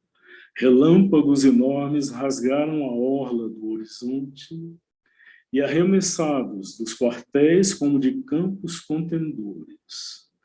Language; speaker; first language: Portuguese; native; Portuguese